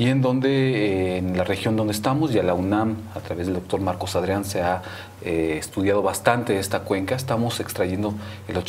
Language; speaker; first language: Spanish; native; Spanish